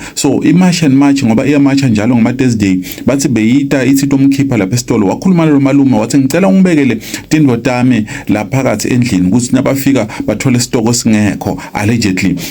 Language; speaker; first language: Zulu; non-native, local second language; Swati